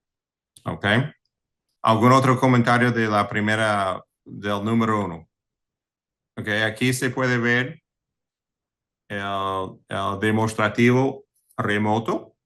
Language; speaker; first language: Spanish; non-native, fluent; English